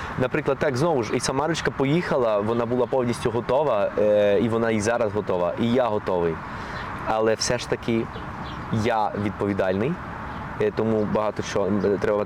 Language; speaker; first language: Ukrainian; non-native, fluent; Spanish